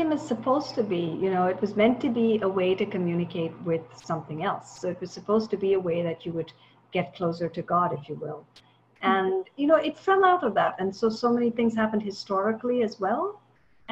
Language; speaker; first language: English; non-native, local second language; Tamil